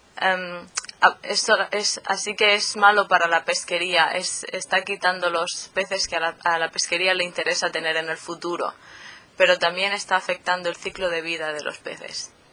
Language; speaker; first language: Spanish; native; Spanish